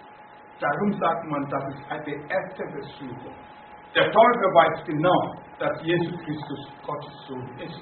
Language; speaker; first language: German; non-native, fluent; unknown